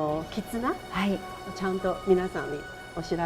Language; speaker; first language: Japanese; non-native, fluent; Chinese